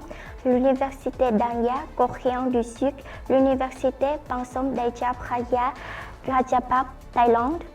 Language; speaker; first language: French; non-native, fluent; Vietnamese